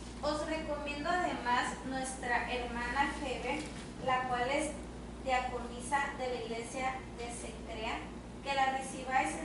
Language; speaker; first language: Spanish; native; Spanish